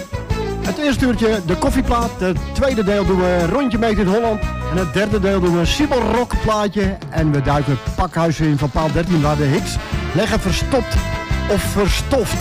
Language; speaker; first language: Dutch; native; Dutch